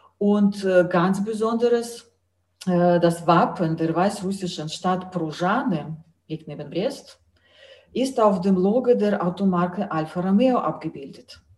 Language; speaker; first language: German; non-native, fluent; Russian